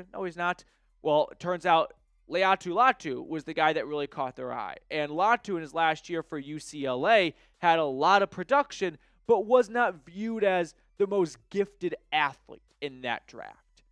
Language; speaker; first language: English; native; English